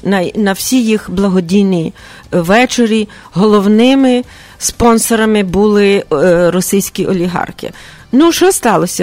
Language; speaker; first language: Ukrainian; early bilingual, heritage; Ukrainian